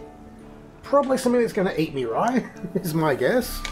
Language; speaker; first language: English; native; English